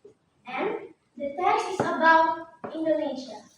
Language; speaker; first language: English; non-native, learner; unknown